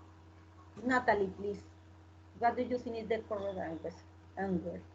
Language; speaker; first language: English; non-native, learner; Spanish